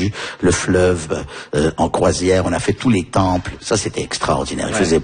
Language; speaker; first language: French; early bilingual, other home language; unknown